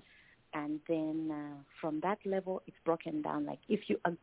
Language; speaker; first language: English; non-native, local second language; Tumbuka